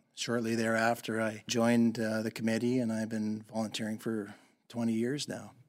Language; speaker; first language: English; native; English